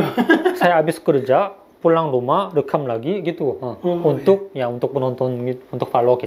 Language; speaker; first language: Indonesian; non-native, fluent; Korean